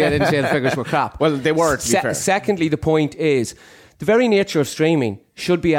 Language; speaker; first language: English; native; English